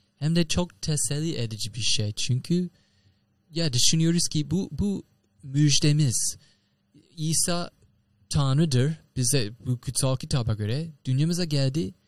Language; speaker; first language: Turkish; non-native, fluent; English